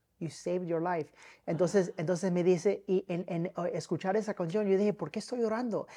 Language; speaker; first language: Spanish; early bilingual, heritage; Spanish